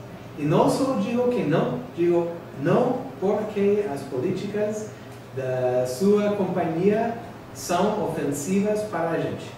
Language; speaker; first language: Portuguese; non-native, fluent; English